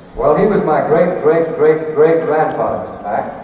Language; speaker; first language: English; native; English